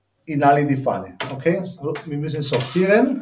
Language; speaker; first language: German; non-native, learner; Spanish